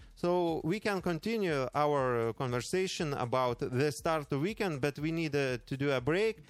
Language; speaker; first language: English; non-native, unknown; Lithuanian